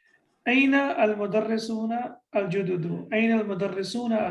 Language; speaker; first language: Arabic; non-native, fluent; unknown